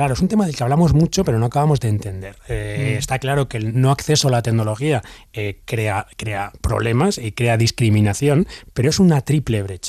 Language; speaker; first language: Spanish; native; Spanish